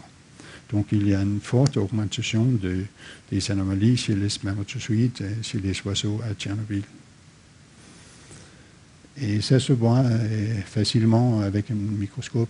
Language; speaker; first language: French; non-native, fluent; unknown